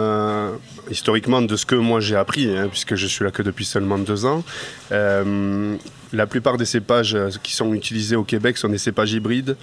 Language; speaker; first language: French; native; French